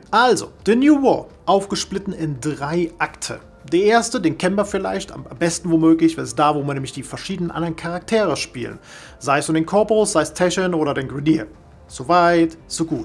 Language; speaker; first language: German; native; German